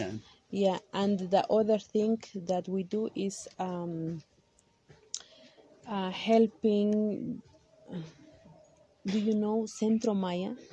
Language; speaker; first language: English; non-native, local second language; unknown